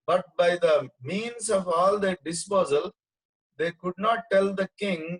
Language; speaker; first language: English; non-native, local second language; Telugu